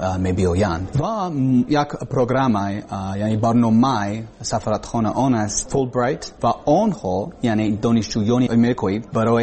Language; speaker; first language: Persian; non-native, learner; English